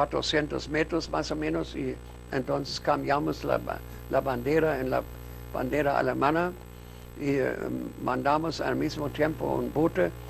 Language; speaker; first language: Spanish; non-native, fluent; German